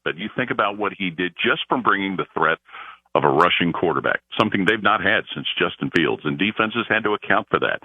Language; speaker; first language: English; native; English